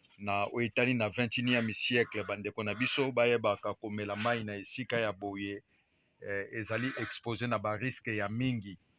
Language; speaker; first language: Lingala; non-native, local second language; Kongo